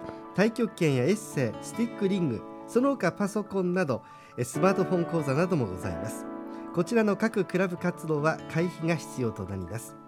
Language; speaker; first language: Japanese; native; Japanese